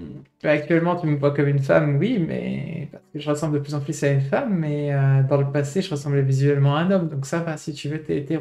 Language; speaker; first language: French; native; French